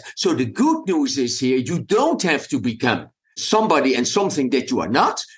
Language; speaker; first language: English; non-native, fluent; Dutch